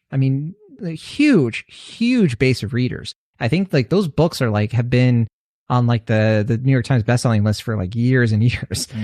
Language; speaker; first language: English; native; English